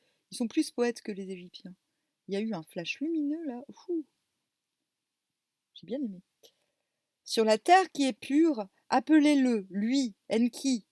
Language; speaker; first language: French; native; French